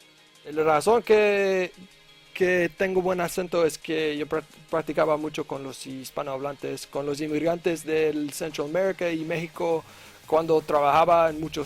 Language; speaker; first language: Spanish; non-native, learner; English